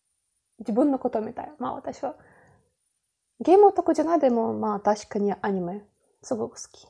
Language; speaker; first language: Japanese; non-native, learner; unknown